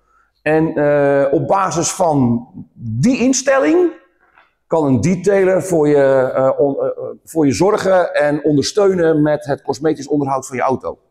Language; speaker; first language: Dutch; native; Dutch